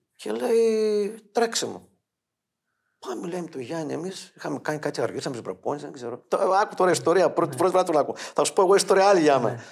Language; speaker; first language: Greek; native; Greek